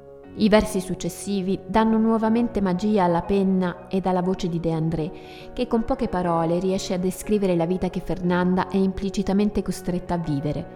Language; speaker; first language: Italian; native; Italian